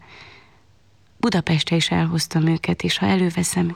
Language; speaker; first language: Hungarian; non-native, fluent; Chinese